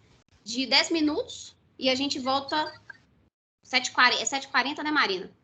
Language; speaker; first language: Portuguese; native; Portuguese